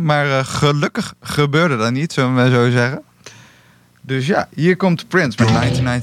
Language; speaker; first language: Dutch; native; Dutch